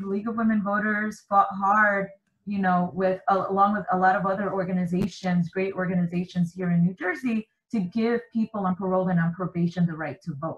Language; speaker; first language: English; early bilingual, other home language; Spanish